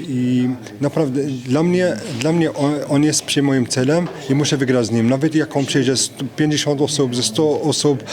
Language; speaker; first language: Polish; non-native, fluent; French